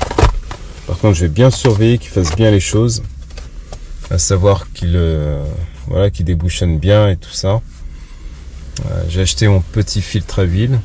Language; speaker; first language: French; native; French